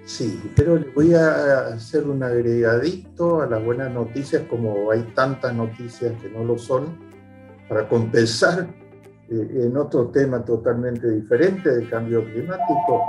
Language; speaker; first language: Spanish; native; Spanish